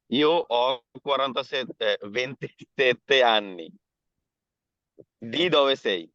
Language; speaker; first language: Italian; non-native, learner; Bangla